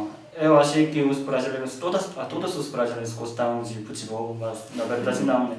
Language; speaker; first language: Portuguese; non-native, learner; Korean